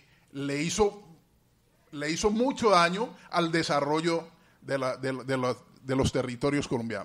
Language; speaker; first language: Spanish; native; Spanish